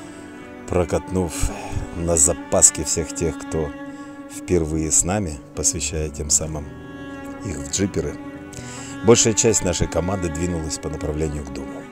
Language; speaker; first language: Russian; native; Russian